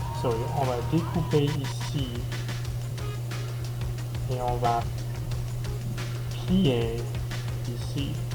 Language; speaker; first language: French; non-native, fluent; English